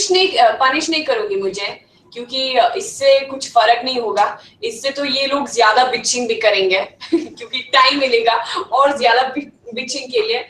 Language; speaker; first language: Hindi; non-native, fluent; Swedish